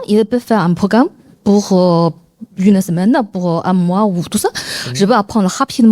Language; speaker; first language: French; non-native, learner; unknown